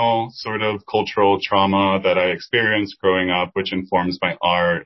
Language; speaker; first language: English; non-native, fluent; Spanish